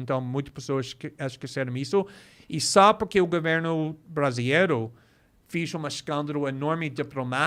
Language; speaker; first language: Portuguese; non-native, fluent; English